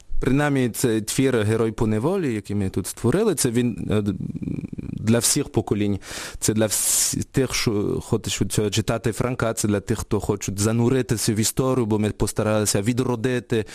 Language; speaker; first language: Ukrainian; early bilingual, heritage; French